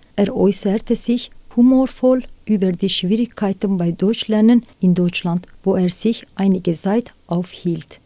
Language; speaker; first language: German; non-native, fluent; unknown